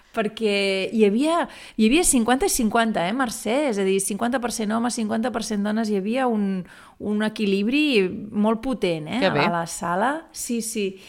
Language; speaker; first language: Catalan; native; Catalan